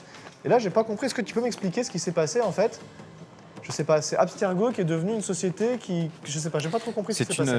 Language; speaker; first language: French; native; French